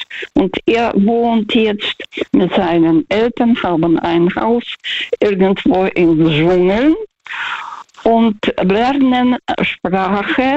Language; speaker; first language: German; non-native, fluent; Russian